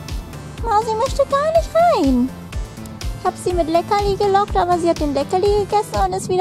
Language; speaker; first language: German; native; German